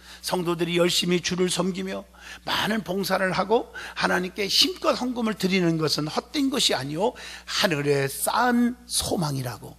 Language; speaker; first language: Korean; native; Korean